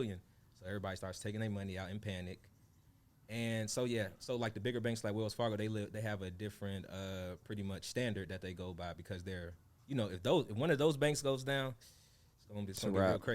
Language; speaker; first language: English; native; English